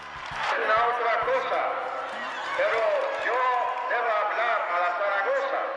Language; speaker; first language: Spanish; non-native, fluent; Polish